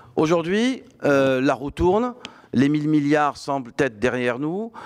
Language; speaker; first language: French; non-native, local second language; Arabic